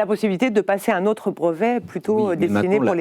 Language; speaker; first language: French; native; French